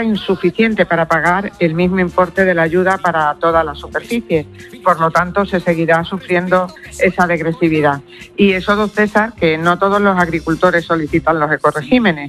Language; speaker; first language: Spanish; native; Spanish